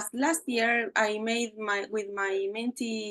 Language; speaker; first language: English; non-native, learner; Spanish